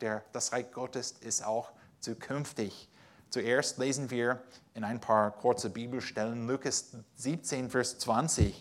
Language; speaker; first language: German; non-native, fluent; English